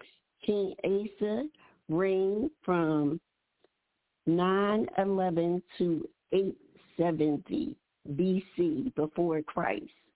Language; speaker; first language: English; native; English